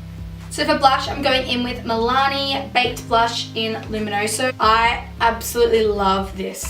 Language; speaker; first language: English; native; English